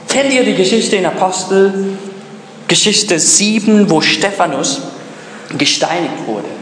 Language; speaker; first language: German; early bilingual, other home language; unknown